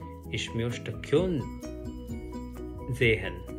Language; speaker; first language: German; non-native, learner; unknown